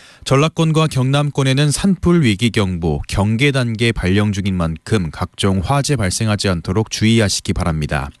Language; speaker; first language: Korean; native; Korean